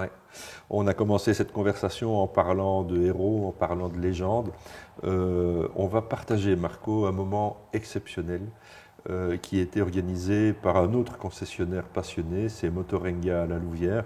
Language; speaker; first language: French; native; French